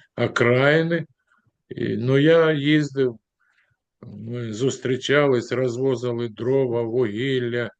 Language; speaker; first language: Ukrainian; non-native, local second language; Russian